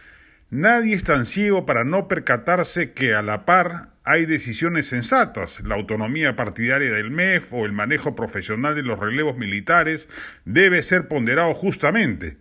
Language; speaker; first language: Spanish; native; Spanish